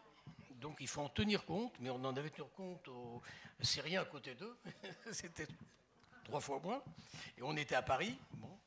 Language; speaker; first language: French; native; French